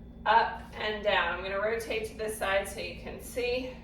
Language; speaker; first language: English; native; English